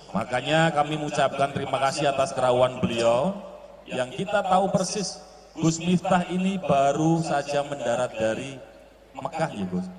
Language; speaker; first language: Indonesian; non-native, local second language; Javanese